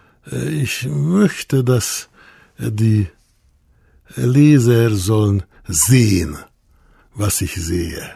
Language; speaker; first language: German; non-native, fluent; Hungarian